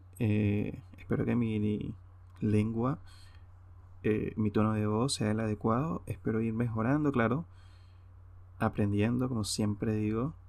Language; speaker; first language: Spanish; native; Spanish